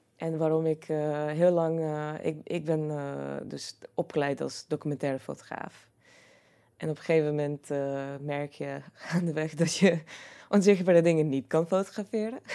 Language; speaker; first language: Dutch; non-native, fluent; Croatian